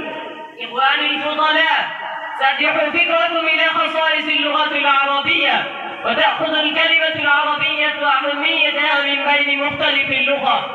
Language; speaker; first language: Arabic; non-native, learner; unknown